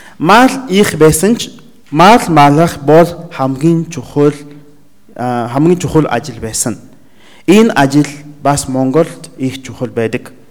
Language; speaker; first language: Mongolian; non-native, learner; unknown